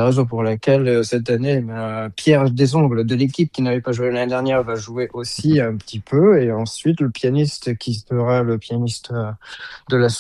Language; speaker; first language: French; native; French